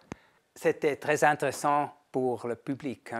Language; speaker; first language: French; non-native, fluent; German